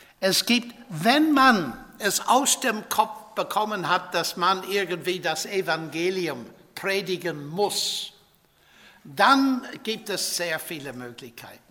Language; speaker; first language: German; non-native, fluent; English